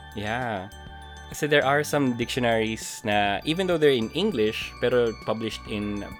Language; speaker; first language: English; non-native, local second language; Filipino